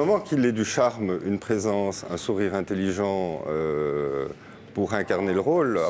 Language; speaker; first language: French; native; French